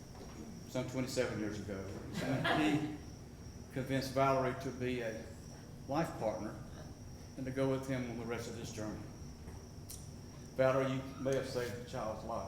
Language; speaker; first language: English; native; English